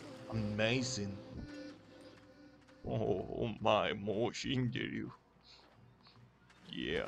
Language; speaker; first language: English; non-native, learner; Spanish